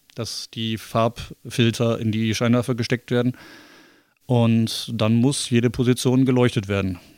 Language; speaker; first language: German; native; German